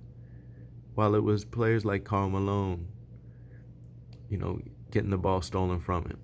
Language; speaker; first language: English; native; English